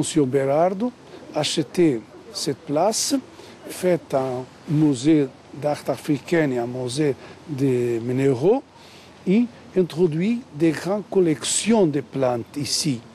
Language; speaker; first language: French; non-native, learner; Portuguese